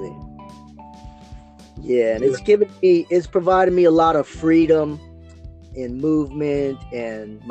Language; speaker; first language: English; native; English